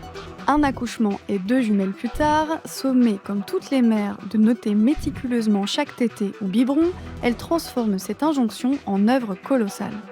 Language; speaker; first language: French; native; French